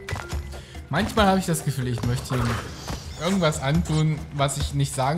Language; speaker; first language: German; native; German